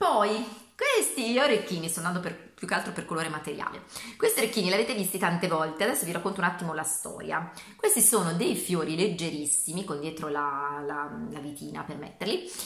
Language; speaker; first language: Italian; native; Italian